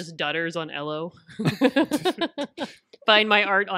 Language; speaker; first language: English; native; English